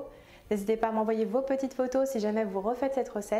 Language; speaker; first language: French; native; French